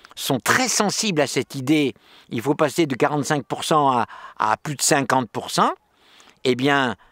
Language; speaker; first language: French; native; French